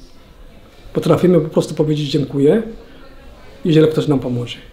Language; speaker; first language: Polish; non-native, learner; Somali